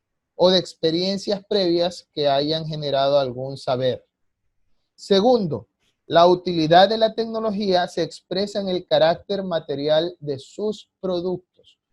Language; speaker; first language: Spanish; native; Spanish